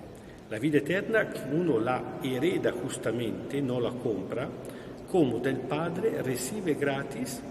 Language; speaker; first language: Spanish; non-native, fluent; Italian